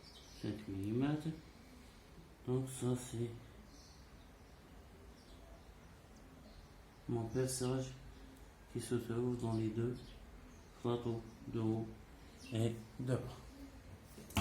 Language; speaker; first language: French; non-native, local second language; Arabic